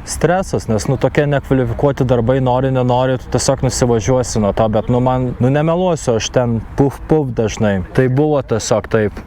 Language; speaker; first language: Lithuanian; non-native, local second language; Russian